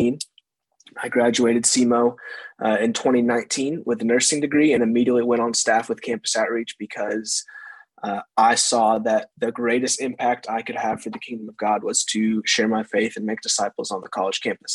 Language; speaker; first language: English; native; English